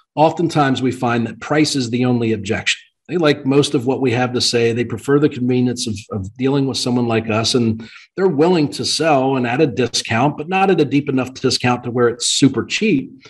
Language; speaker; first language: English; native; English